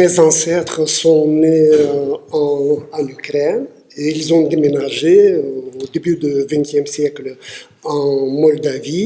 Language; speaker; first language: French; non-native, fluent; Russian